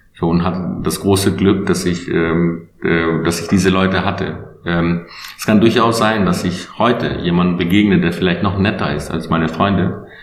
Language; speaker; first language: German; non-native, fluent; Albanian